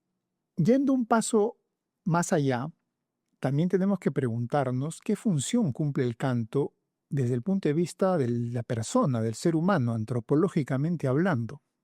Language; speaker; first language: Spanish; native; Spanish